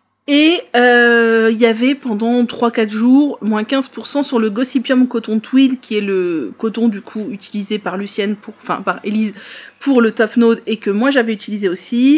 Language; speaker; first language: French; native; French